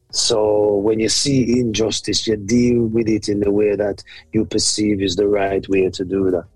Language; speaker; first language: English; native; English